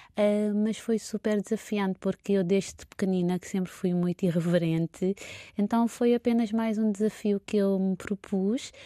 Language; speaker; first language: Portuguese; non-native, local second language; Kabuverdianu